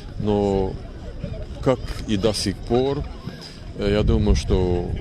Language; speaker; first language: Russian; non-native, learner; Hungarian